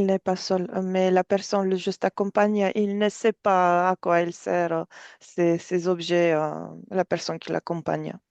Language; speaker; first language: French; non-native, fluent; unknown